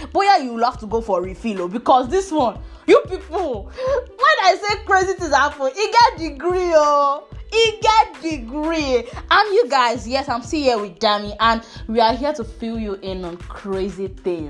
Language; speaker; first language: English; non-native, local second language; Igbo